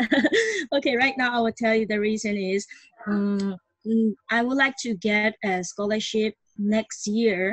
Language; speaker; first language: English; non-native, learner; Burmese